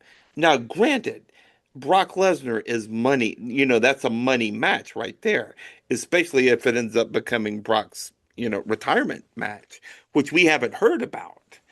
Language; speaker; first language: English; native; English